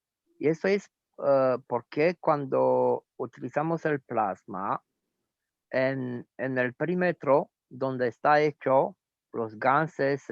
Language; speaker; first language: Spanish; non-native, fluent; Romanian